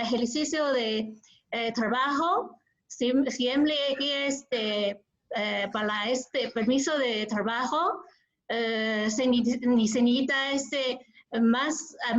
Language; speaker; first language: Spanish; non-native, learner; Chinese